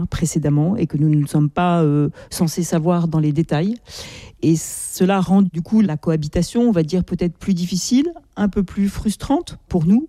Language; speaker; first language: French; native; French